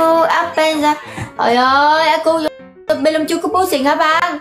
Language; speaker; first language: Indonesian; non-native, learner; Vietnamese